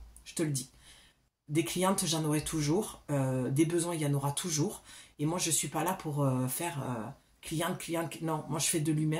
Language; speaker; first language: French; native; French